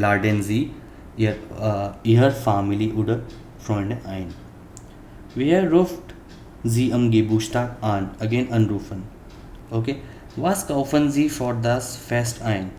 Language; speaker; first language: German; non-native, fluent; Hindi